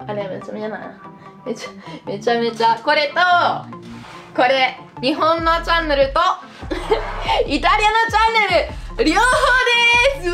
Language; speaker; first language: Japanese; non-native, fluent; Italian